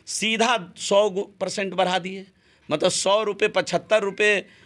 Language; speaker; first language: Hindi; native; Hindi